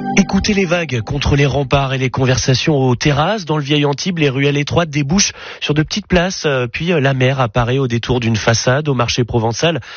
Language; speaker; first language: French; native; French